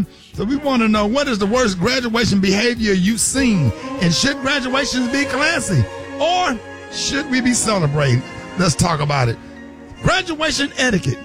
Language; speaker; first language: English; native; English